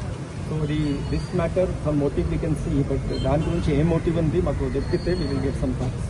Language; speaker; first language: Telugu; non-native, local second language; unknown